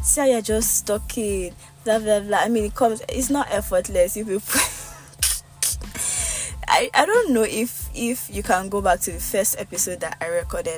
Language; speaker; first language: English; non-native, local second language; Yoruba